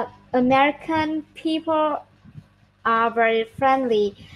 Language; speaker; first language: English; non-native, learner; Vietnamese